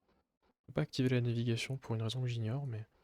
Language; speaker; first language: French; native; French